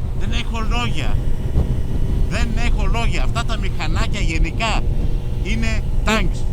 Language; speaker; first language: Greek; early bilingual, heritage; Greek